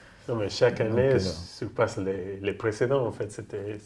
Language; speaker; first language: French; non-native, fluent; Spanish